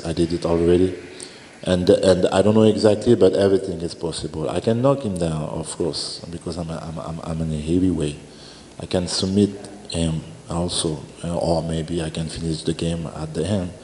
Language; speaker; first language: English; non-native, learner; French